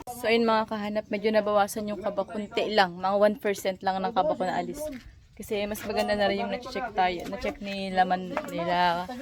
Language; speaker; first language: Filipino; native; Filipino